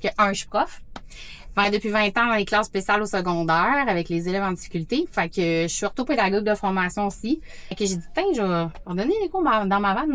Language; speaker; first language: French; native; French